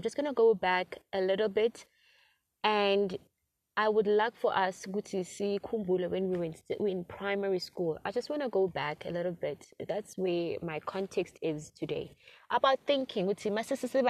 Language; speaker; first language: English; non-native, local second language; Zulu